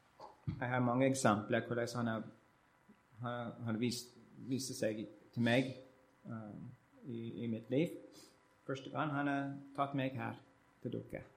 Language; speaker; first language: Norwegian; non-native, learner; English